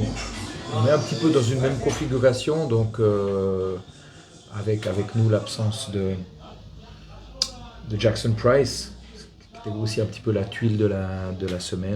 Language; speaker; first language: French; native; French